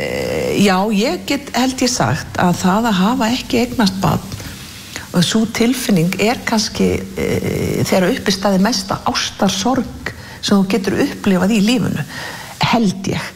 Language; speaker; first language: Icelandic; native; Icelandic